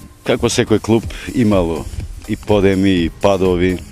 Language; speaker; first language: Macedonian; native; Macedonian